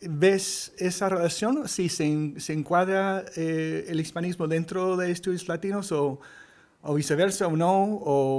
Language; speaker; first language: Spanish; early bilingual, heritage; English